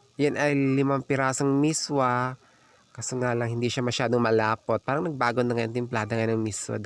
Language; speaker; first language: Filipino; non-native, local second language; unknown